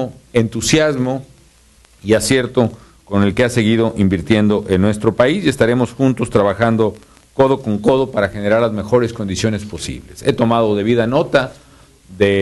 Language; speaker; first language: Spanish; native; Spanish